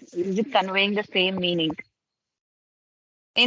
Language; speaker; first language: English; non-native, fluent; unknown